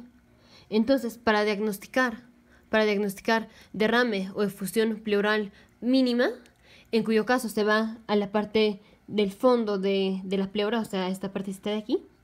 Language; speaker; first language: Spanish; native; Spanish